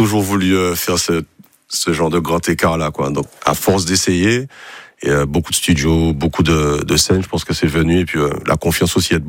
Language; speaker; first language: French; native; French